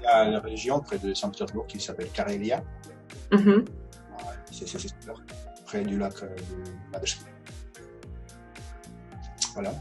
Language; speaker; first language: French; non-native, learner; Russian